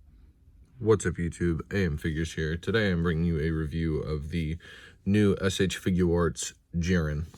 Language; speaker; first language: English; native; English